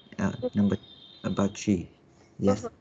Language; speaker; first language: English; non-native, learner; Vietnamese